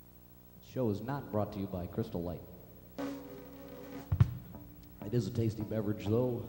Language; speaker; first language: English; native; English